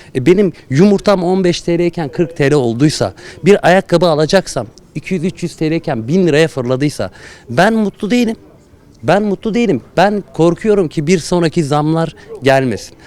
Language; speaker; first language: Turkish; native; Turkish